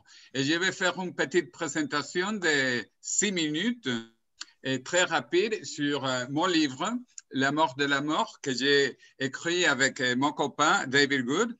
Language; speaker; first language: French; non-native, fluent; Spanish